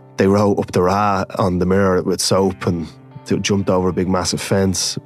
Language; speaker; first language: English; native; English